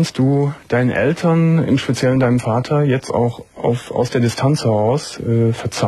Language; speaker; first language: German; native; German